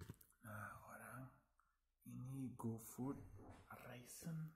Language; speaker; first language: Indonesian; non-native, learner; Dutch